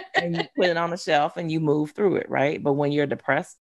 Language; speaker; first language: English; native; English